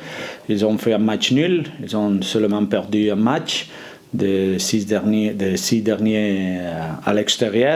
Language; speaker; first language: French; non-native, fluent; Spanish